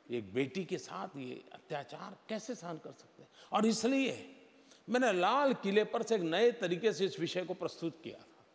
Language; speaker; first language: Hindi; non-native, local second language; Gujarati